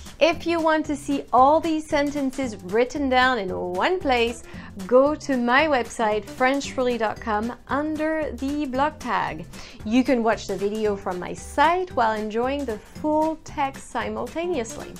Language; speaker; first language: English; non-native, fluent; French